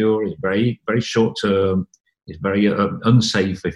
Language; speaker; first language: English; native; English